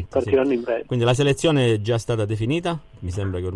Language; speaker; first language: Italian; native; Italian